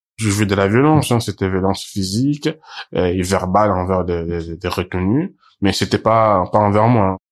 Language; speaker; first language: French; non-native, local second language; Portuguese